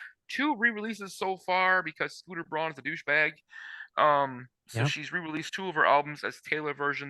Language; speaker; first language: English; native; English